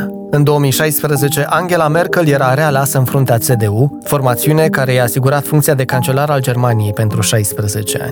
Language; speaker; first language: Romanian; native; Romanian